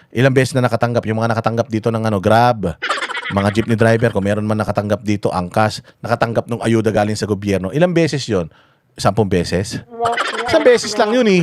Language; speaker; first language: Filipino; native; Filipino